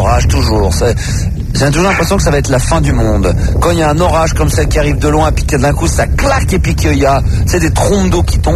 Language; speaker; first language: French; native; French